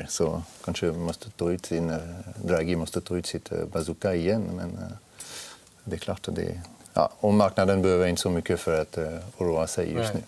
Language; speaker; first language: Swedish; non-native, fluent; French